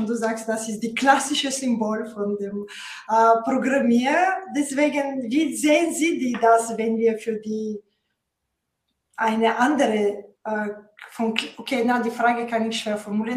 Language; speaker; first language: German; non-native, fluent; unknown